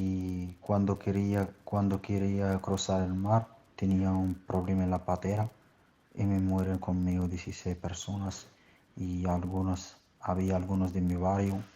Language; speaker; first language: Spanish; non-native, learner; Arabic